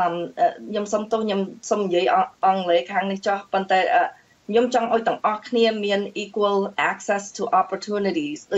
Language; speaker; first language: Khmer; early bilingual, heritage; Khmer